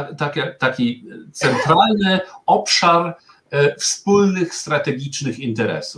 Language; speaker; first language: Polish; non-native, fluent; German